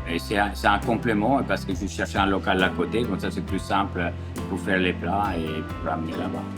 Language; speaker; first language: French; non-native, fluent; Italian